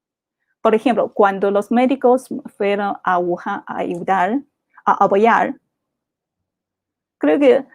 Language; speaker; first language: Spanish; non-native, fluent; Chinese